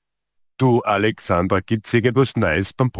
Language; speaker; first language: German; native; German